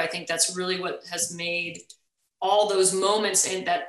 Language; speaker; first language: English; native; English